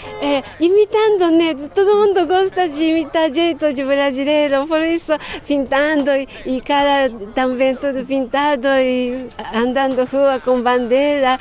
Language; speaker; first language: Portuguese; non-native, fluent; Japanese